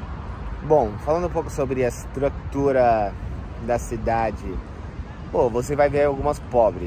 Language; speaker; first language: Portuguese; non-native, fluent; English